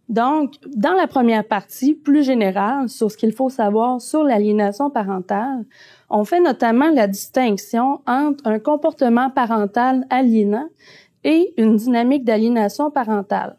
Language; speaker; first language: French; native; French